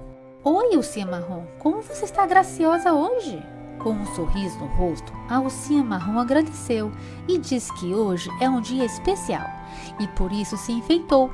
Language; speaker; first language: Portuguese; native; Portuguese